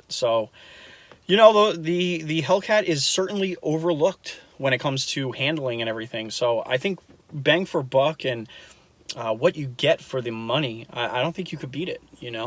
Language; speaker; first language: English; native; English